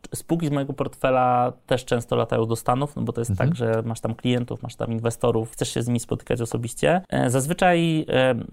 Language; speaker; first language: Polish; native; Polish